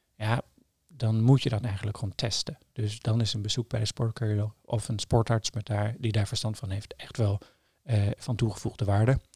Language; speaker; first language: Dutch; non-native, fluent; Norwegian